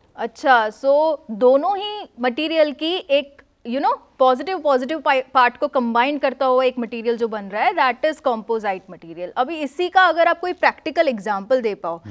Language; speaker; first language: Hindi; non-native, local second language; Gujarati